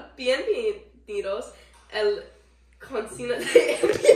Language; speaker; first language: Spanish; non-native, learner; English